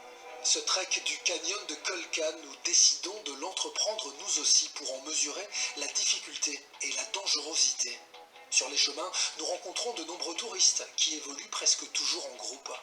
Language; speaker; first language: French; native; French